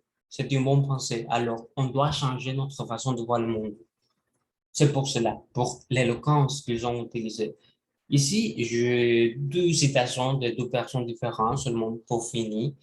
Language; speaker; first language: French; non-native, learner; Spanish